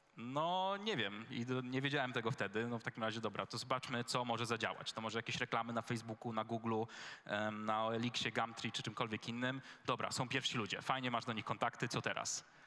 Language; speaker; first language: Polish; native; Polish